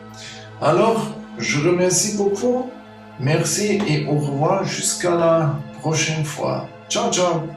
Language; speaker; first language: French; non-native, fluent; German